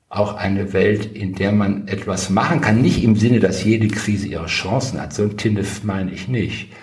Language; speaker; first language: German; native; German